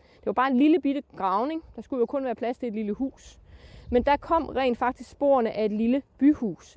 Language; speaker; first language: Danish; native; Danish